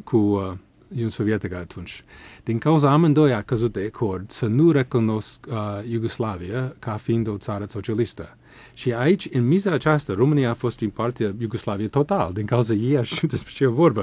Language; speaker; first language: Romanian; non-native, fluent; English